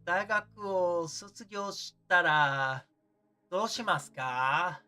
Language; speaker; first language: Japanese; non-native, learner; English